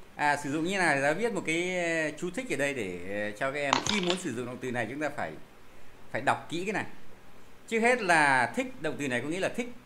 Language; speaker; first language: Vietnamese; native; Vietnamese